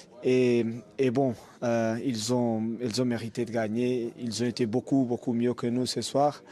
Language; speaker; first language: French; non-native, fluent; Portuguese